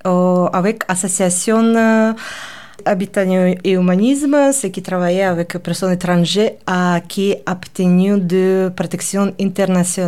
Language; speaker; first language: French; non-native, learner; Ukrainian